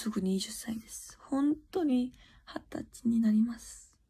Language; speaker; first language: Japanese; non-native, learner; Korean